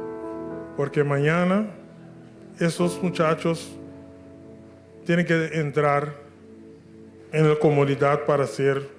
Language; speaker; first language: Spanish; non-native, local second language; Papiamento